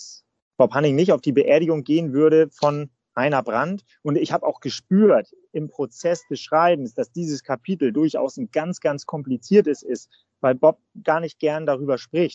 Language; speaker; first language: German; native; German